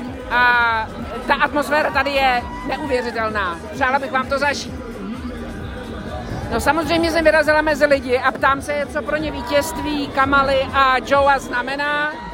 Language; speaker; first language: Czech; native; Czech